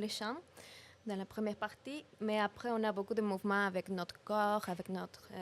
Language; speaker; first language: French; non-native, learner; Spanish